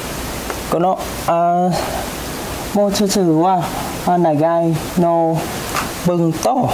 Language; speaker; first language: Japanese; non-native, learner; Vietnamese